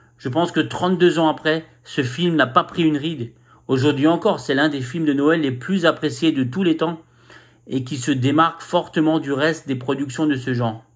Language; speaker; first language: French; native; French